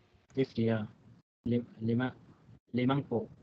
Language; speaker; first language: Filipino; non-native, learner; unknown